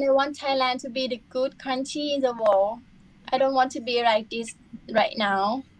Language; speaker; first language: English; non-native, learner; Thai